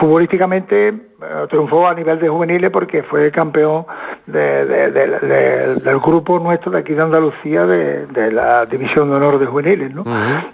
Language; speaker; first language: Spanish; native; Spanish